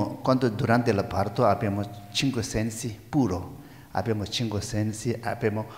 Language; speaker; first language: Italian; non-native, learner; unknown